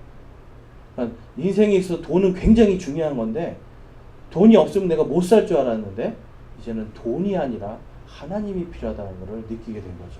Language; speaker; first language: Korean; native; Korean